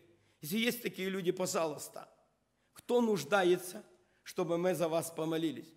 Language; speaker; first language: Russian; non-native, local second language; Ukrainian